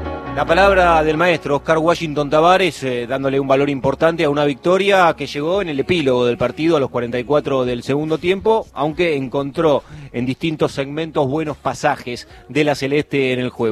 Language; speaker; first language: Spanish; native; Spanish